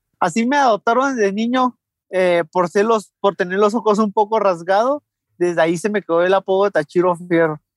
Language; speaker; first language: Spanish; native; Spanish